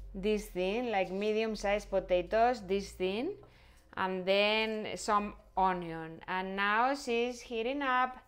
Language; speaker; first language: English; non-native, fluent; Spanish